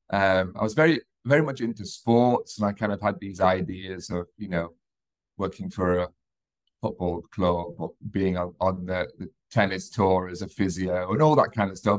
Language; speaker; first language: English; native; English